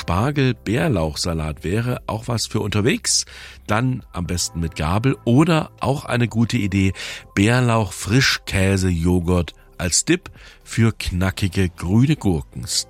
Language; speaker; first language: German; native; German